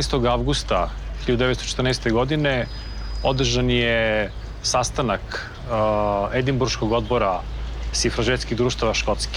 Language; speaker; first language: Bosnian; native; Bosnian